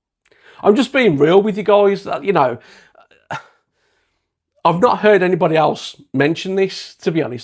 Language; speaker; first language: English; native; English